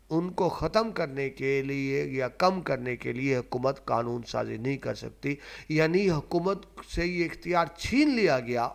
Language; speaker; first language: Urdu; non-native, local second language; Punjabi